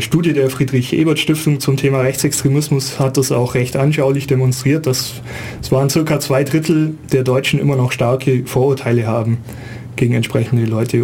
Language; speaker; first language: German; native; German